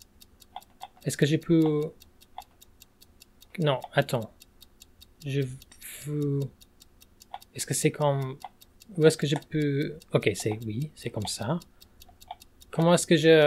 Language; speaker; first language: French; non-native, fluent; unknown